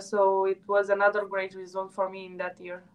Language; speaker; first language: English; non-native, fluent; Romanian